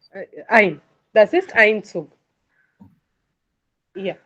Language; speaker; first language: German; non-native, fluent; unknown